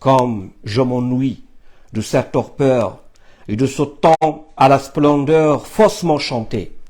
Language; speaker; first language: French; non-native, fluent; Arabic